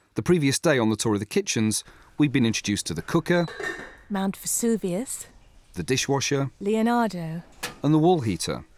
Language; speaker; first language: English; native; English